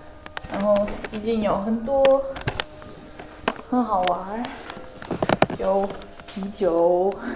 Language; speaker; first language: Chinese; non-native, fluent; Dutch